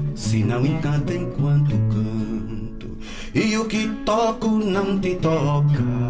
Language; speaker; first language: Portuguese; native; Portuguese